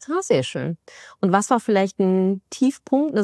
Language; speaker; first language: German; native; German